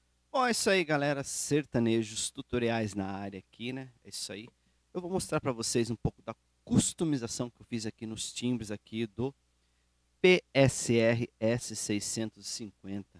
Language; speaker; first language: Portuguese; native; Portuguese